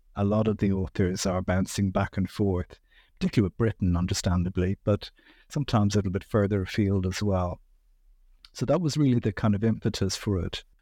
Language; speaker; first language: English; native; English